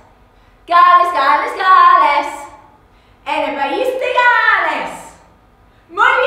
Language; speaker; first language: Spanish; non-native, learner; English